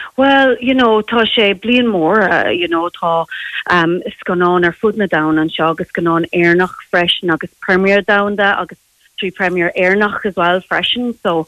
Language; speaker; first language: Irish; non-native, local second language; English